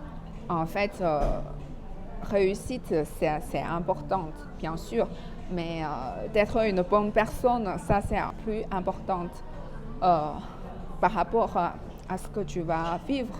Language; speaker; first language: French; non-native, fluent; Chinese